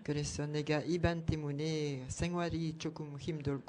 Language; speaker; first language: Korean; non-native, learner; French